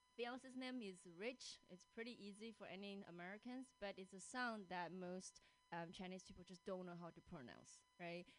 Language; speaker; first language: English; non-native, fluent; Chinese